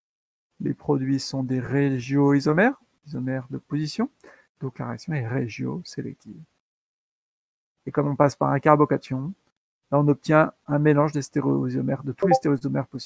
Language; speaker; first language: French; native; French